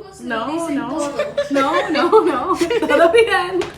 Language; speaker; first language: Spanish; non-native, learner; English